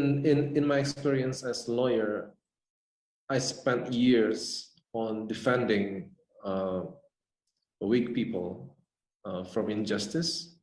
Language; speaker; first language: English; non-native, fluent; Indonesian